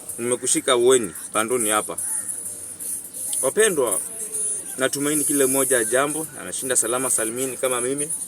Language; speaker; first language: Swahili; non-native, local second language; Kamba